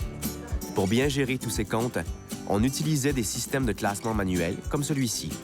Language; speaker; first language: French; native; French